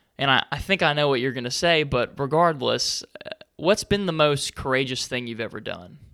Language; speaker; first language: English; native; English